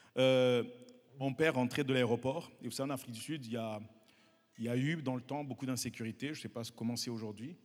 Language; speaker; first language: French; non-native, local second language; Kinyarwanda